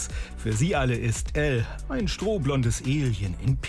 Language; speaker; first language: German; native; German